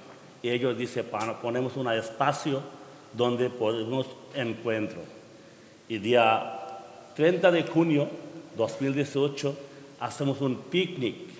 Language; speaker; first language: Spanish; non-native, learner; Bangla